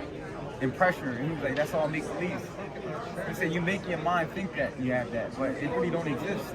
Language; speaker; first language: English; native; English